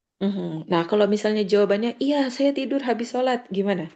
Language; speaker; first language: Indonesian; native; Indonesian